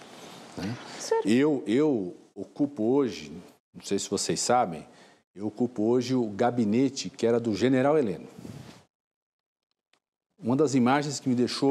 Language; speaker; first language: Portuguese; native; Portuguese